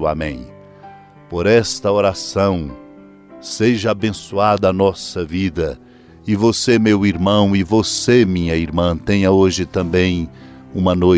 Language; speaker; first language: Portuguese; native; Portuguese